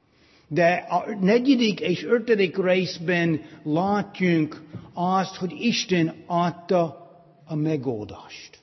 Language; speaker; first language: Hungarian; non-native, fluent; English